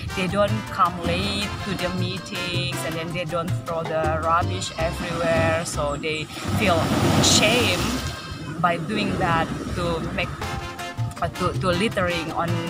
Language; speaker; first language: English; non-native, fluent; Indonesian